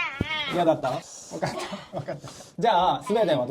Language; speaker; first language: Japanese; native; Japanese